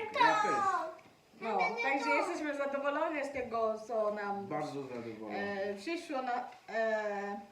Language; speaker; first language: Polish; non-native, learner; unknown